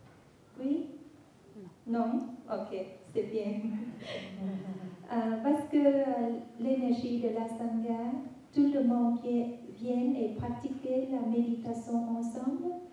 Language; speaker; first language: French; non-native, fluent; Vietnamese